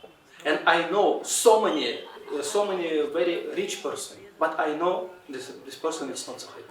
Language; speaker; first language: English; non-native, learner; Russian